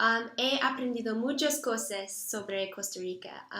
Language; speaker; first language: Spanish; non-native, learner; English